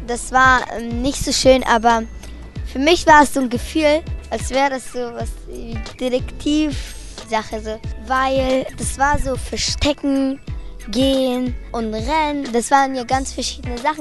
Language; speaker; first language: German; early bilingual, other home language; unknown